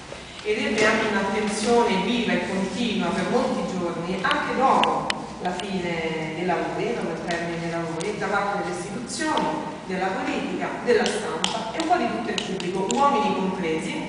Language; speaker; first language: Italian; native; Italian